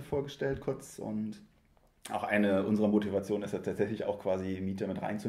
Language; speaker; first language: German; native; German